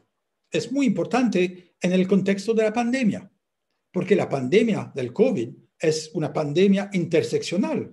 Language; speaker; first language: Spanish; non-native, fluent; French